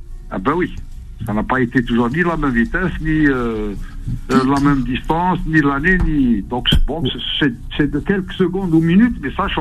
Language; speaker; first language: French; non-native, local second language; Arabic